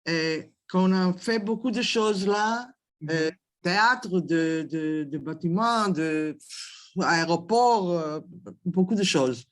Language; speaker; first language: French; non-native, learner; Greek